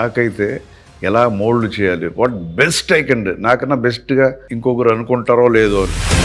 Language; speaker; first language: Telugu; non-native, local second language; Kannada